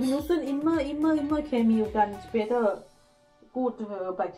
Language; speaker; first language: German; non-native, learner; Thai